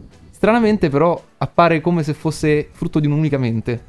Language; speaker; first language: Italian; native; Italian